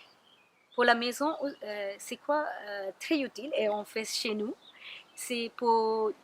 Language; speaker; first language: French; non-native, learner; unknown